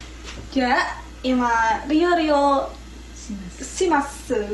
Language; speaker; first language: Japanese; non-native, learner; Indonesian